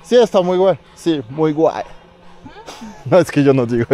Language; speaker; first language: Spanish; non-native, fluent; French